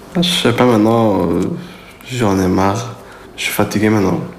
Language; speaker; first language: French; non-native, learner; Persian